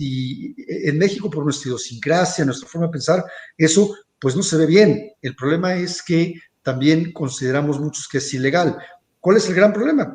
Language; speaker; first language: Spanish; native; Spanish